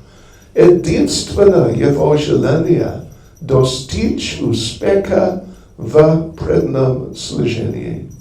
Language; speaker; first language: Russian; non-native, learner; English